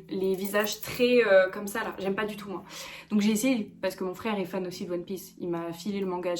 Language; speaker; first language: French; native; French